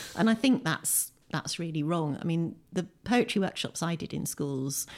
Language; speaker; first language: English; native; English